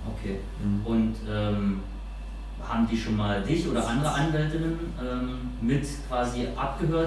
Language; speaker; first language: German; native; German